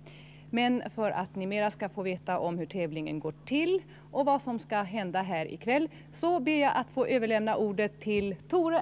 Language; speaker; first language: Swedish; native; Swedish